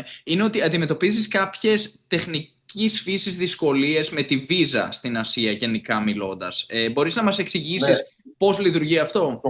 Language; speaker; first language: Greek; native; Greek